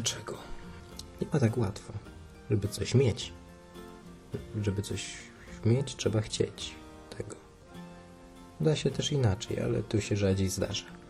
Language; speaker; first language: Polish; native; Polish